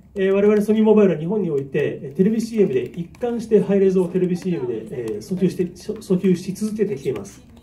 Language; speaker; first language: Japanese; native; Japanese